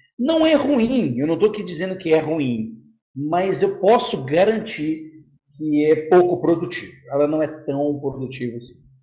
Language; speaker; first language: Portuguese; native; Portuguese